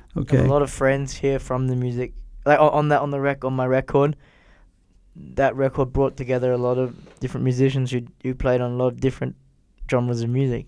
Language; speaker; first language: English; native; English